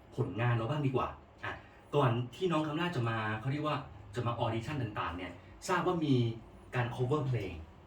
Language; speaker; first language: Thai; native; Thai